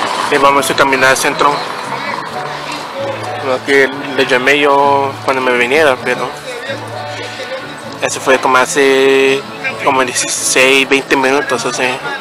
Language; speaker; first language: Spanish; early bilingual, heritage; Spanish